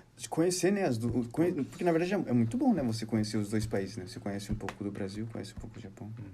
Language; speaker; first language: Portuguese; early bilingual, heritage; Portuguese